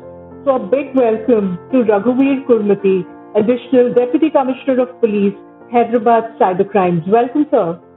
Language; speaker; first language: English; non-native, local second language; Hindi